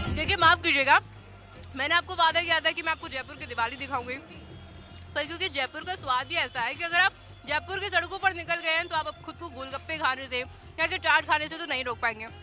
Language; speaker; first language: Hindi; native; Hindi